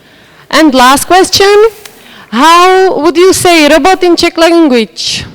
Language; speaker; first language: English; non-native, fluent; Czech